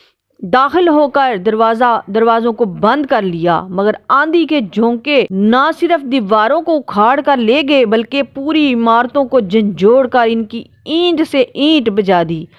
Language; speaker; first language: Urdu; native; Urdu